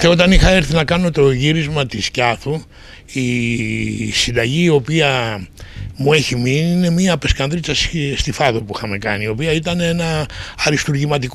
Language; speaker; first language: Greek; native; Greek